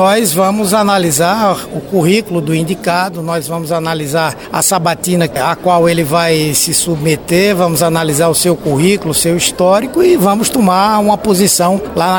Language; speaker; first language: Portuguese; native; Portuguese